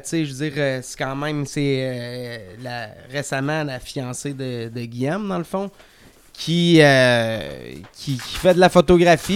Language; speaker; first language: French; native; French